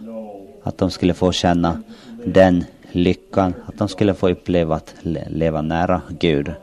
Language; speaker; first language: Swedish; non-native, local second language; Finnish